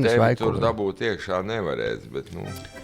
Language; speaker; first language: Latvian; native; Latvian